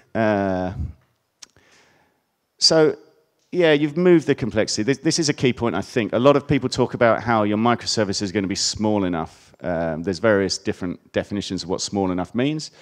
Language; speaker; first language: English; native; English